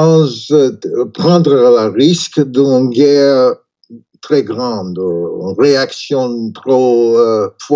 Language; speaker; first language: French; non-native, learner; English